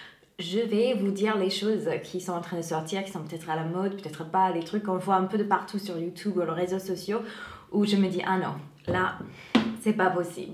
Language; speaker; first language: French; non-native, fluent; English